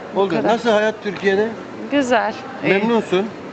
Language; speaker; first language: Turkish; native; Turkish